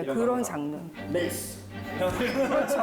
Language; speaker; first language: Korean; native; Korean